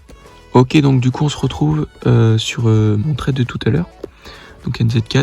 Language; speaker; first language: French; native; French